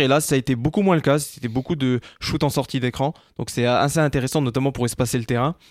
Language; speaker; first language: French; native; French